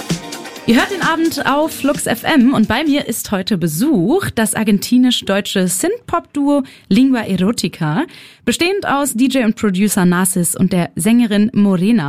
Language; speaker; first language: German; native; German